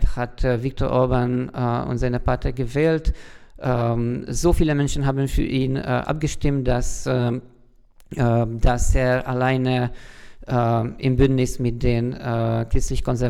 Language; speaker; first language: German; non-native, fluent; Hungarian